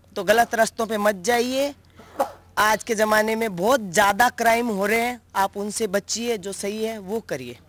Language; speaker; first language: Hindi; native; Hindi